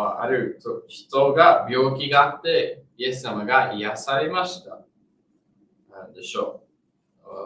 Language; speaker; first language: Japanese; non-native, fluent; English